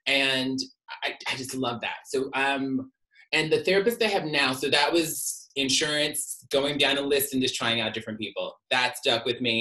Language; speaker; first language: English; native; English